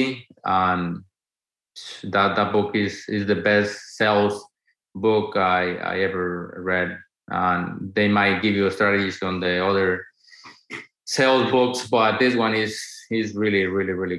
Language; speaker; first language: English; non-native, fluent; Spanish